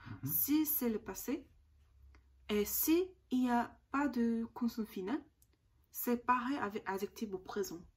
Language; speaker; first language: French; non-native, learner; Korean